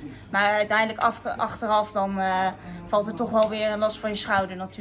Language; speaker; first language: Dutch; native; Dutch